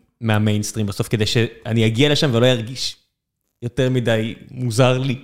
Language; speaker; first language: Hebrew; native; Hebrew